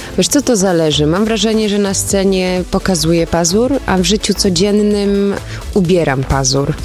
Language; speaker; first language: Polish; early bilingual, heritage; Polish